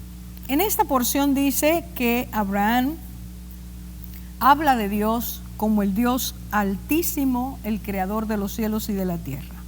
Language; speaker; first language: Spanish; native; Spanish